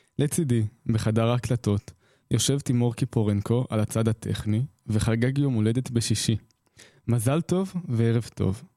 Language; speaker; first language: Hebrew; native; Hebrew